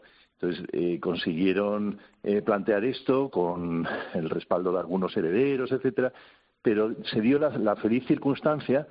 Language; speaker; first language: Spanish; native; Spanish